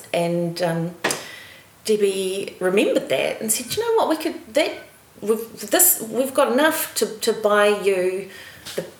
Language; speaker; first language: English; native; English